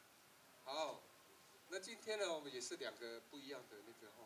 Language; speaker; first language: Chinese; native; Chinese